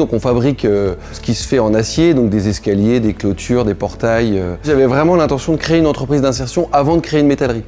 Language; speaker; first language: French; native; French